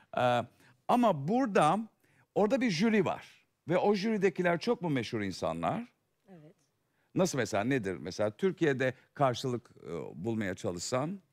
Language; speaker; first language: Turkish; native; Turkish